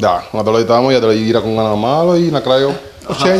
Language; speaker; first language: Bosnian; non-native, learner; Spanish